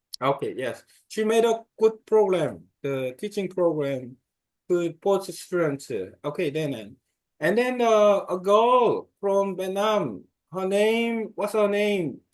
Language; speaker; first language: English; non-native, learner; Korean